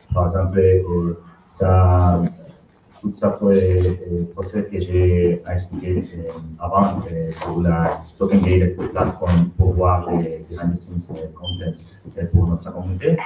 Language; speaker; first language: French; non-native, learner; Spanish